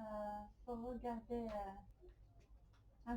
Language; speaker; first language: French; non-native, learner; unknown